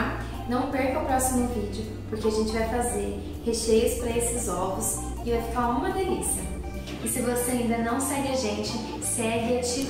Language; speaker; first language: Portuguese; native; Portuguese